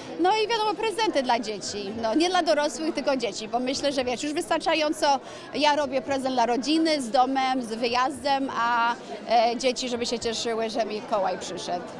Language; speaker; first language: Polish; early bilingual, heritage; Polish